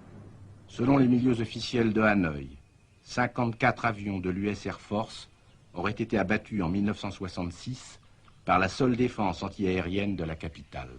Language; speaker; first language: French; native; French